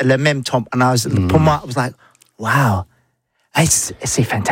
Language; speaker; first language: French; non-native, learner; English